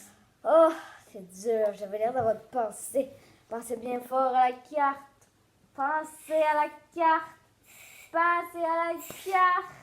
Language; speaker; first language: French; native; French